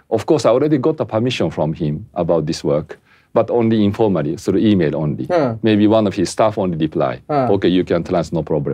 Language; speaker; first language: English; non-native, fluent; Japanese